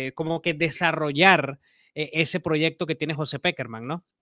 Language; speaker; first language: Spanish; native; Spanish